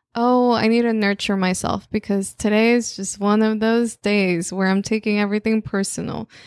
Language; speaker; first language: English; non-native, fluent; Spanish